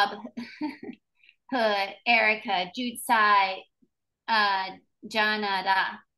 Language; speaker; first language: Chinese; non-native, learner; English